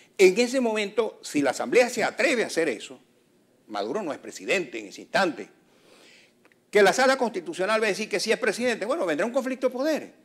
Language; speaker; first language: Spanish; native; Spanish